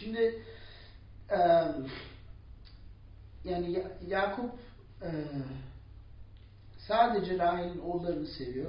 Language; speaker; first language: Turkish; non-native, fluent; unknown